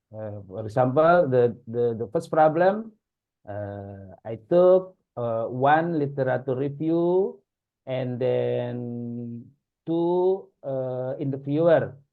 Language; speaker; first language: English; non-native, learner; Indonesian